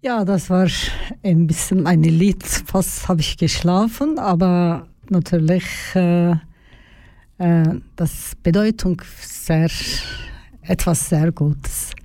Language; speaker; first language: German; non-native, learner; Turkish